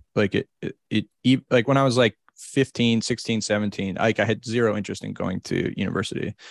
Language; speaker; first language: English; native; English